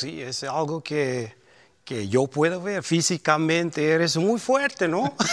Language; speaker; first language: Spanish; non-native, fluent; Papiamento